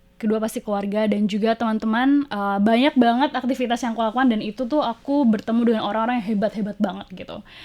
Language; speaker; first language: Indonesian; native; Indonesian